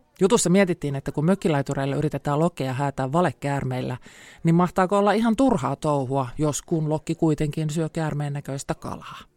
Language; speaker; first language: Finnish; native; Finnish